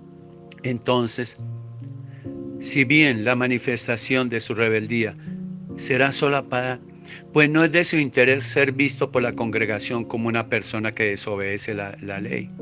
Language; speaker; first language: Spanish; native; Spanish